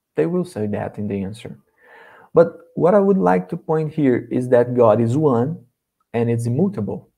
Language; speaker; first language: English; non-native, learner; Portuguese